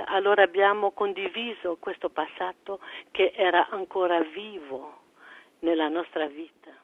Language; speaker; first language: Italian; early bilingual, heritage; French